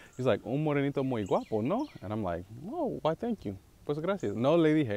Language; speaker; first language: Spanish; non-native, fluent; English